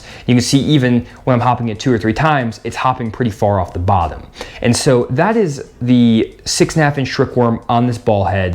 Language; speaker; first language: English; native; English